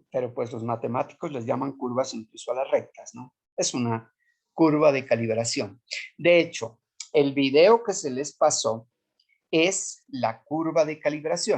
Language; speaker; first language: Spanish; native; Spanish